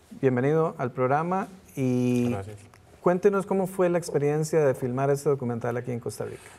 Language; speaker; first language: Spanish; native; Spanish